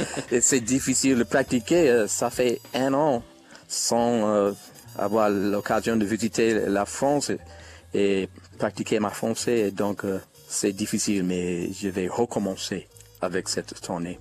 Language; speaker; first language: French; non-native, learner; English